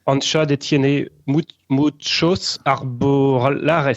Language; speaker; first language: Spanish; non-native, learner; French